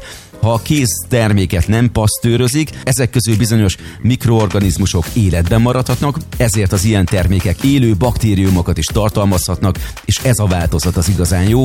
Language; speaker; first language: Hungarian; native; Hungarian